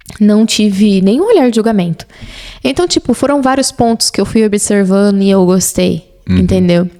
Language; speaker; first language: Portuguese; native; Portuguese